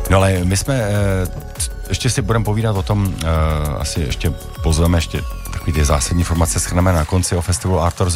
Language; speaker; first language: Czech; native; Czech